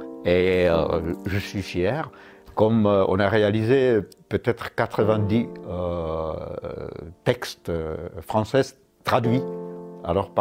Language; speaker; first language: French; non-native, fluent; Czech